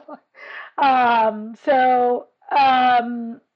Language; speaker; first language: English; native; English